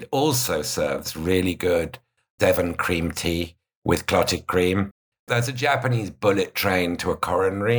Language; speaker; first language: English; native; English